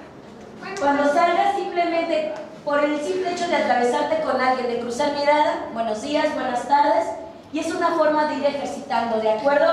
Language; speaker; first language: Spanish; native; Spanish